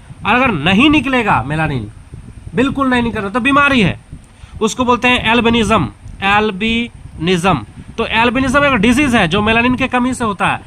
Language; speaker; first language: Hindi; native; Hindi